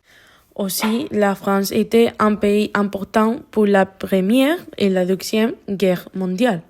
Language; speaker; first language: French; non-native, learner; Spanish